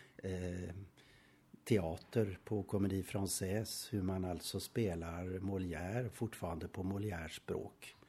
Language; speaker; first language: Swedish; native; Swedish